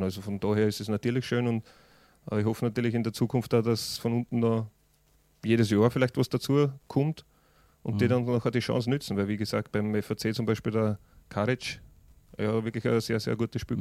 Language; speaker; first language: German; native; German